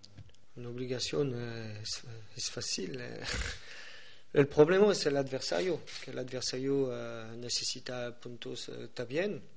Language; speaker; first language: Spanish; non-native, learner; French